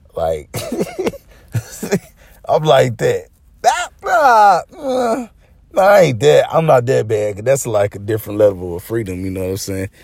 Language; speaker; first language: English; native; English